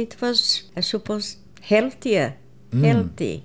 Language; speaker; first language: English; non-native, fluent; Croatian